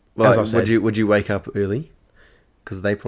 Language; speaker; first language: English; native; English